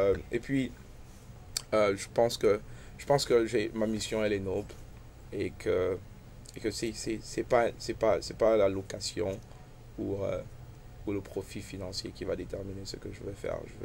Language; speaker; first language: French; non-native, local second language; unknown